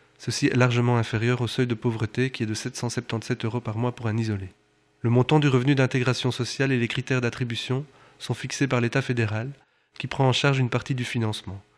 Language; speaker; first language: French; native; French